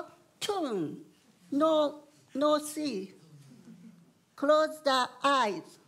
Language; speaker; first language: English; non-native, learner; Japanese